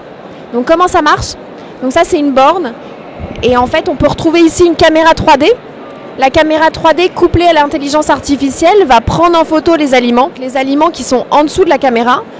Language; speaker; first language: French; native; French